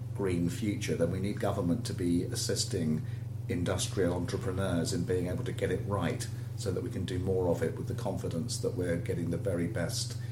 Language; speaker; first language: English; native; English